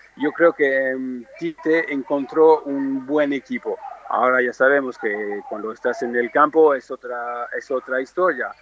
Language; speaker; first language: Spanish; non-native, fluent; French